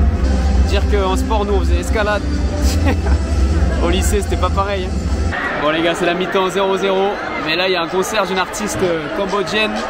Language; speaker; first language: French; native; French